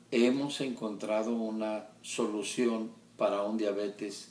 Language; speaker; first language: Spanish; early bilingual, heritage; Spanish